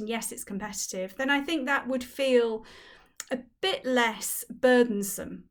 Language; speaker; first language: English; native; English